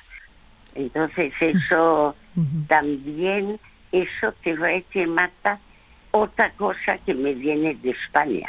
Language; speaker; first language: Spanish; early bilingual, other home language; French